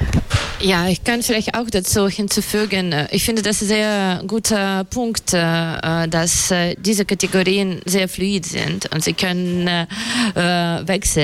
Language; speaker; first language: German; non-native, fluent; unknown